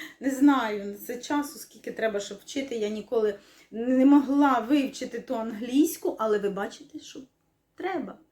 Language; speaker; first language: Ukrainian; non-native, local second language; Russian